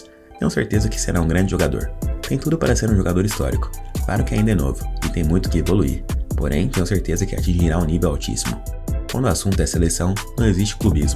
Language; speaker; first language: Portuguese; native; Portuguese